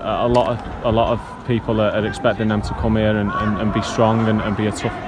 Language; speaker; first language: English; native; English